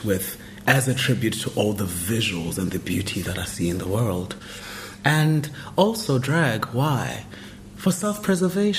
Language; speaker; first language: English; non-native, local second language; Xhosa